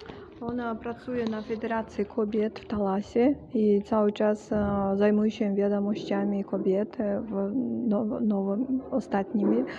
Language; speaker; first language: Polish; non-native, fluent; Kyrgyz